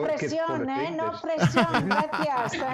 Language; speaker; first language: Spanish; non-native, fluent; English